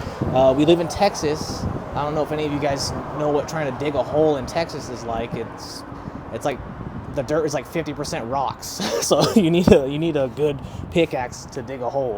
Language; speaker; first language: English; native; English